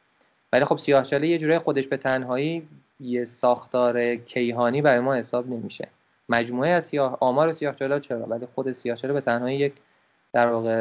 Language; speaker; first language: Persian; native; Persian